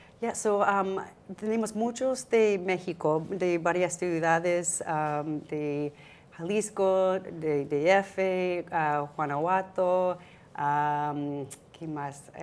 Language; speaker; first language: Spanish; non-native, fluent; English